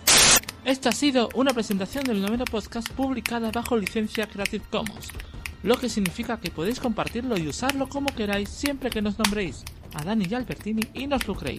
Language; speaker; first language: Spanish; native; Spanish